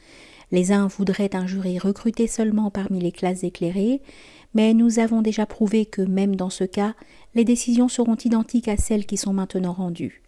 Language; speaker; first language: French; native; French